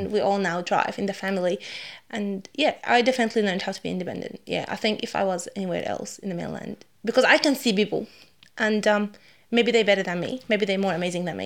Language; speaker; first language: English; non-native, fluent; Arabic